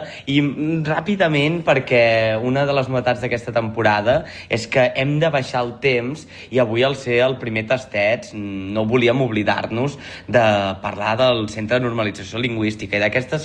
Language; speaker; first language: Catalan; native; Catalan